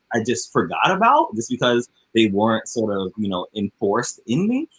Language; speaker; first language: English; native; English